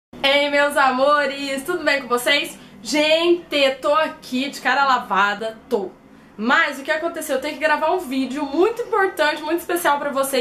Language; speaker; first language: Portuguese; native; Portuguese